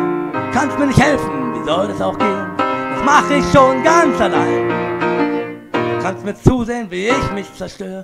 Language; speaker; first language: German; native; German